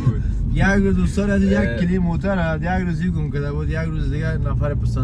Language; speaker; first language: Persian; native; Persian